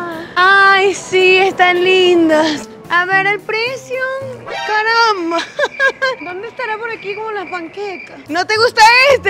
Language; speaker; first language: Spanish; native; Spanish